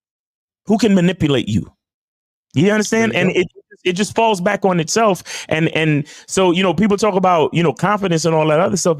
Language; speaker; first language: English; native; English